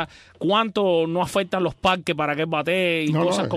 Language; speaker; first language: Spanish; native; Spanish